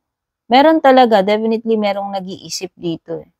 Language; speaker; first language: Filipino; native; Filipino